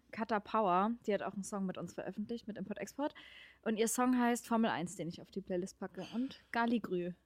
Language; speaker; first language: German; native; German